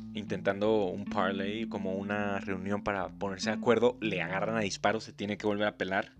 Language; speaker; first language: Spanish; native; Spanish